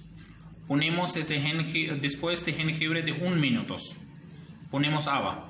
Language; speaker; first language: Spanish; non-native, learner; Urdu